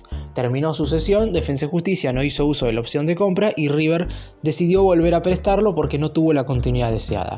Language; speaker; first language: Spanish; native; Spanish